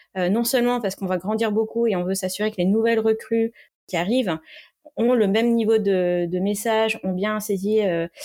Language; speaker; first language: French; native; French